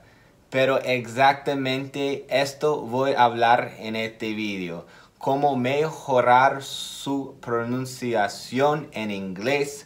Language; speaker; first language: Spanish; non-native, fluent; English